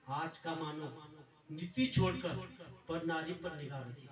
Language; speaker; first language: Hindi; non-native, local second language; Marathi